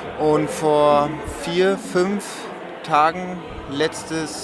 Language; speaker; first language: German; non-native, local second language; French